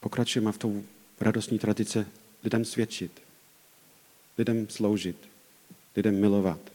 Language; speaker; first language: Czech; non-native, fluent; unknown